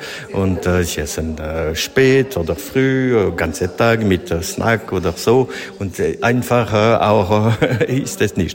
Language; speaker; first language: German; non-native, local second language; French